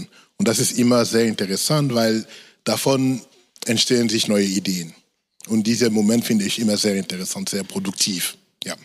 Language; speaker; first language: German; non-native, fluent; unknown